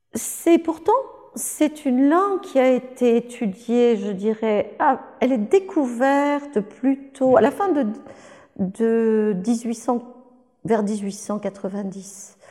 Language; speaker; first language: French; native; French